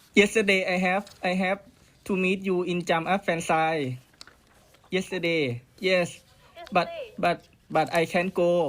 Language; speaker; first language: English; non-native, learner; Thai